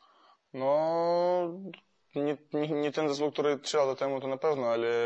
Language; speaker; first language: Polish; non-native, fluent; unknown